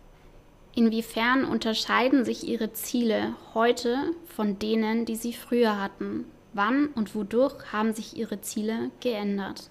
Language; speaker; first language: German; native; German